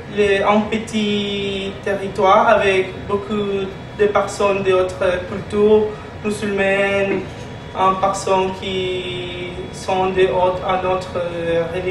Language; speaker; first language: French; non-native, learner; Spanish